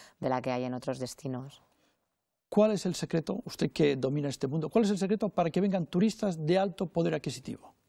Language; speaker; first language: Spanish; non-native, local second language; Catalan